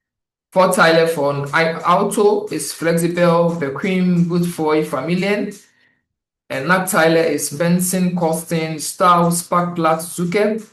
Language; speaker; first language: German; non-native, fluent; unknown